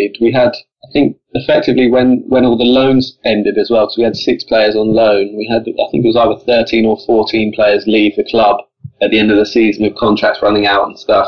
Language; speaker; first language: English; native; English